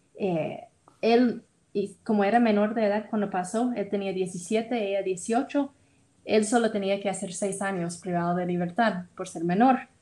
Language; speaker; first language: Spanish; non-native, fluent; English